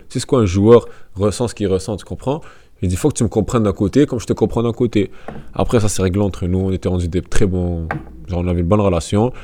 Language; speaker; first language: French; native; French